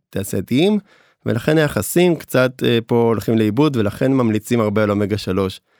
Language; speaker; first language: Hebrew; native; Hebrew